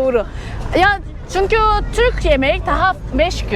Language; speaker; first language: Turkish; non-native, learner; Korean